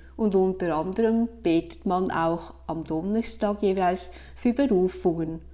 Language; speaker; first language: German; native; German